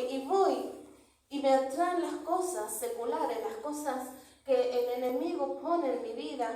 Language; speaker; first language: Spanish; native; Spanish